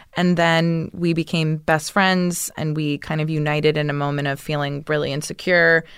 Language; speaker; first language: English; native; English